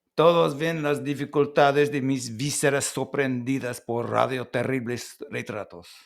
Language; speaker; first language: Spanish; non-native, learner; English